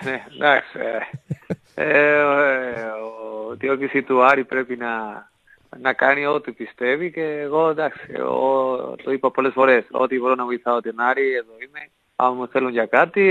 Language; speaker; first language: Greek; non-native, fluent; Spanish